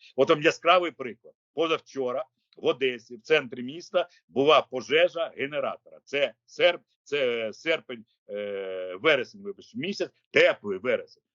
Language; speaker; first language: Ukrainian; native; Ukrainian